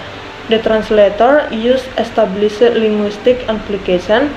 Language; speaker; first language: English; non-native, learner; Indonesian